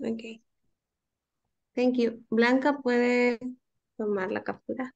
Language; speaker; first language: Spanish; native; Spanish